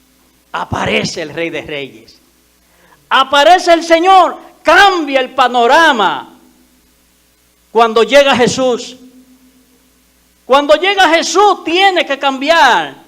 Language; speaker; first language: Spanish; native; Spanish